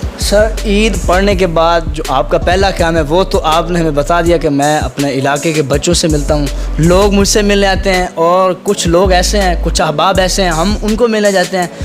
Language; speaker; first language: Urdu; non-native, local second language; Punjabi